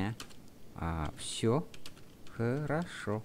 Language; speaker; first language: Russian; non-native, fluent; Vietnamese